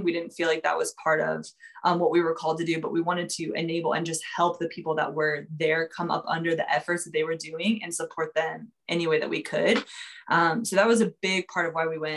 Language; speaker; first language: English; native; English